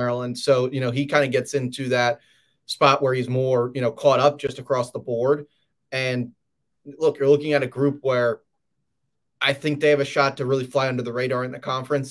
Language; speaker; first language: English; native; English